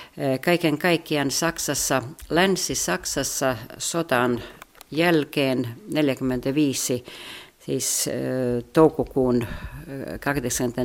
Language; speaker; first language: Finnish; non-native, fluent; Latvian